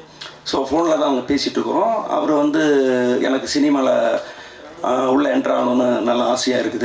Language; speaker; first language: Tamil; native; Tamil